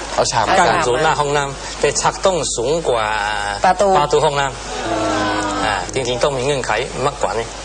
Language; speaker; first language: Thai; non-native, learner; Chinese